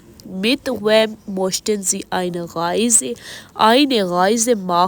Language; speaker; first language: German; non-native, learner; Urdu